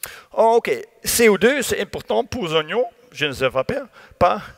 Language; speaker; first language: French; non-native, learner; Dutch